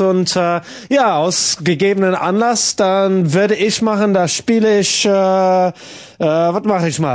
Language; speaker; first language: German; native; German